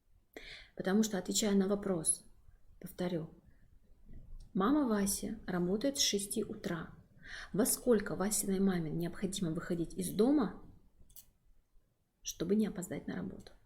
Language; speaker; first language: Russian; native; Russian